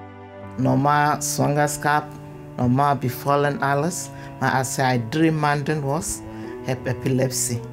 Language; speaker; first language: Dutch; non-native, learner; English